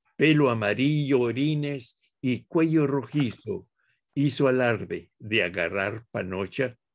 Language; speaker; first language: Spanish; early bilingual, heritage; Spanish